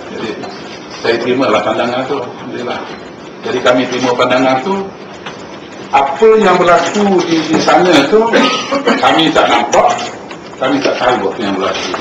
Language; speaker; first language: Malay; native; Malay